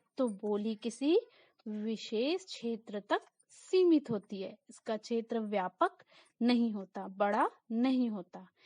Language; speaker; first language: Hindi; native; Hindi